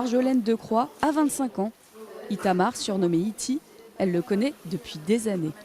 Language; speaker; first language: French; native; French